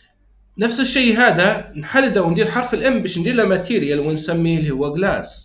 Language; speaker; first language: Arabic; native; Arabic